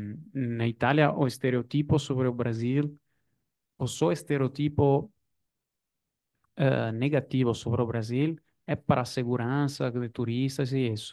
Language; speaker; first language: Portuguese; non-native, fluent; Italian